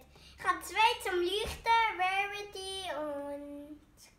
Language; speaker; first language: German; non-native, learner; Indonesian